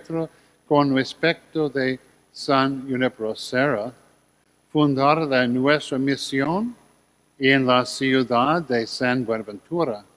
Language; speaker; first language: Spanish; non-native, learner; English